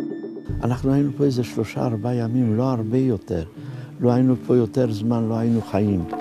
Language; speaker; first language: Hebrew; non-native, fluent; Polish